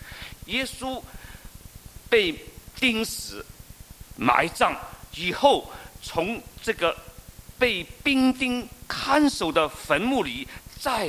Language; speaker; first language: Chinese; native; Chinese